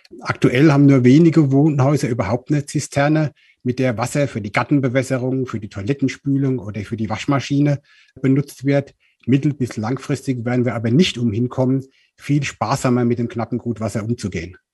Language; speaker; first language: German; native; German